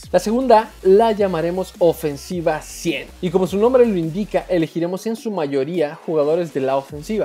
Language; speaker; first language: Spanish; native; Spanish